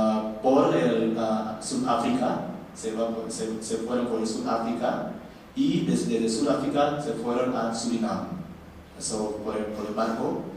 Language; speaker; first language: Spanish; non-native, learner; Indonesian